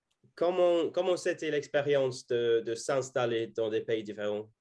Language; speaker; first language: French; non-native, fluent; English